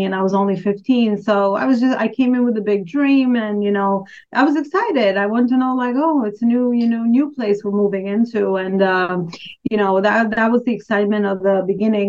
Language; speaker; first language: English; non-native, fluent; Albanian